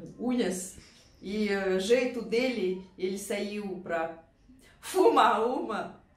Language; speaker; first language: Portuguese; non-native, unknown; Russian